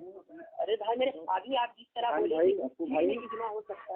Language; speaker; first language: Hindi; native; Hindi